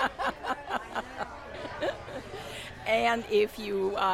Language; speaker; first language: English; non-native, fluent; Spanish